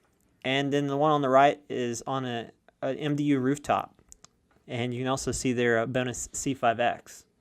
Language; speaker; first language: English; native; English